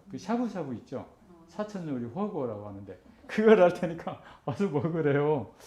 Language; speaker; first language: Korean; native; Korean